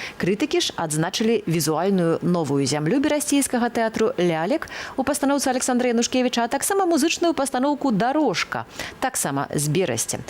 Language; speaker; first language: Belarusian; native; Belarusian